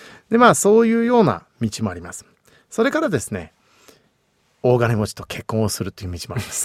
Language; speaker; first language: Japanese; non-native, fluent; English